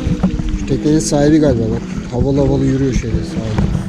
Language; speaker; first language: Turkish; native; Turkish